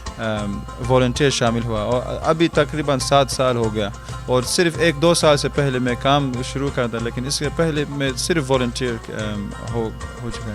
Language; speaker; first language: Hindi; early bilingual, heritage; Hindi